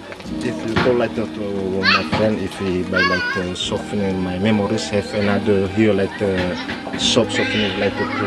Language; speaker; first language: English; non-native, learner; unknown